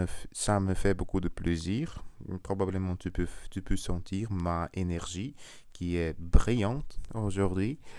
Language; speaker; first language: French; non-native, learner; Russian